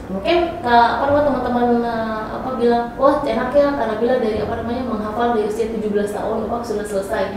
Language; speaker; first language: Indonesian; early bilingual, heritage; Indonesian